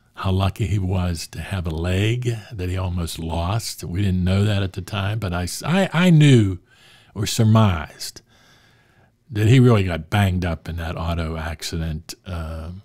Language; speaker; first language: English; native; English